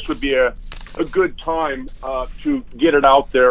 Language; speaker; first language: English; native; English